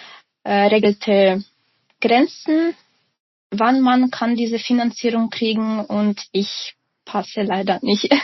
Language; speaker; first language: German; non-native, fluent; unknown